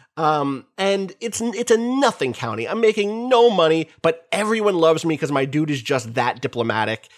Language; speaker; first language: English; native; English